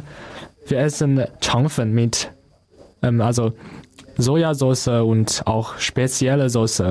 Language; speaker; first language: German; non-native, learner; Chinese